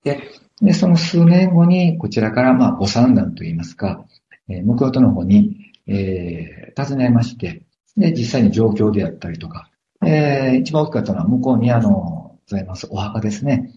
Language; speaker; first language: Japanese; native; Japanese